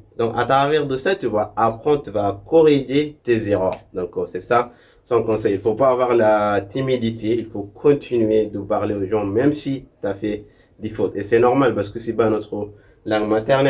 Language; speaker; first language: French; non-native, local second language; Arabic